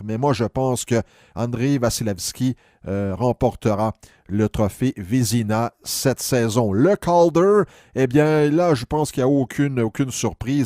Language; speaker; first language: French; native; French